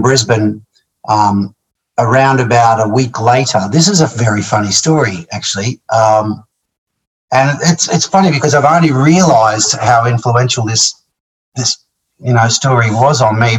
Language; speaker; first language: English; native; English